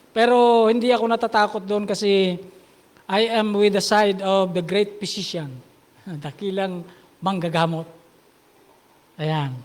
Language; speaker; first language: Filipino; native; Filipino